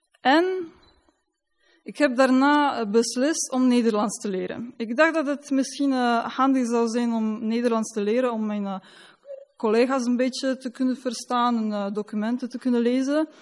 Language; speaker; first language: Dutch; non-native, fluent; Polish